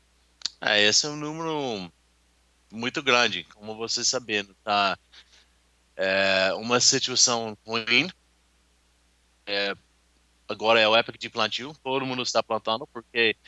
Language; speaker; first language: Portuguese; non-native, learner; English